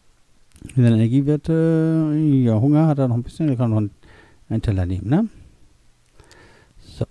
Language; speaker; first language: German; native; German